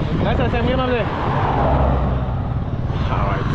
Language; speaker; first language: Spanish; non-native, learner; French